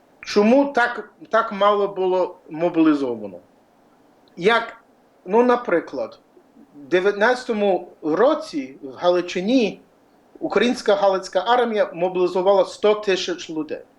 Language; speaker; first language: Ukrainian; early bilingual, heritage; Ukrainian